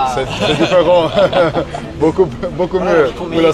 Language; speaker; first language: French; non-native, learner; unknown